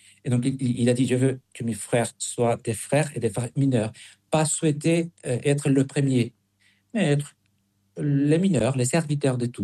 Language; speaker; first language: French; non-native, fluent; Spanish